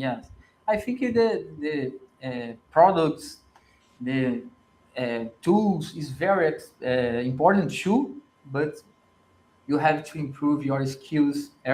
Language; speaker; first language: English; non-native, learner; Portuguese